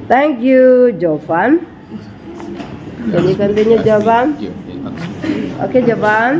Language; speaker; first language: English; non-native, fluent; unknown